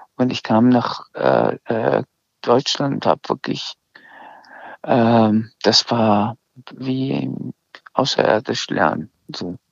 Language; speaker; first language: German; early bilingual, other home language; Azerbaijani